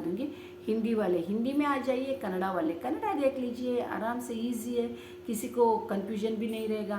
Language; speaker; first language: Hindi; non-native, local second language; Kannada